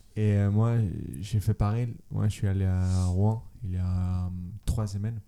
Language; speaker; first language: French; non-native, learner; Spanish